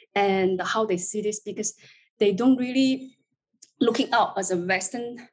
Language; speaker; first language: English; non-native, fluent; Chinese